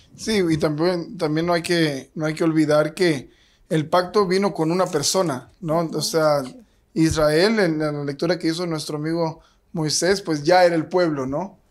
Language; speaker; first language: Spanish; native; Spanish